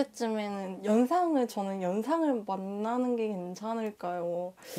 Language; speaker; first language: Korean; native; Korean